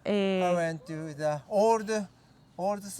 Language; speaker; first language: English; non-native, learner; Japanese